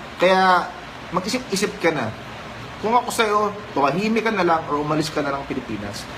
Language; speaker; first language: Filipino; native; Filipino